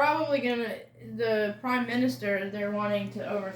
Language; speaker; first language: English; native; English